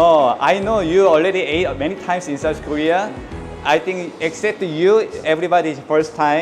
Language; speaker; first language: English; non-native, learner; Korean